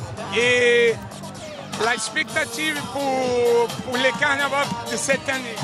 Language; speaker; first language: French; non-native, learner; Portuguese